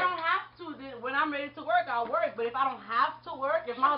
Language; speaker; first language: English; early bilingual, other home language; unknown